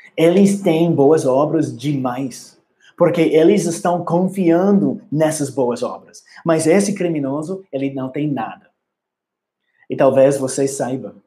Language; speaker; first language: Portuguese; non-native, learner; English